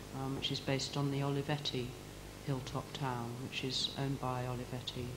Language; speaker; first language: English; native; English